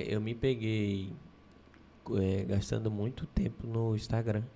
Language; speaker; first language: Portuguese; native; Portuguese